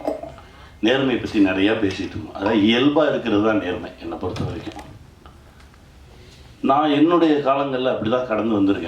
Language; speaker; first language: Tamil; native; Tamil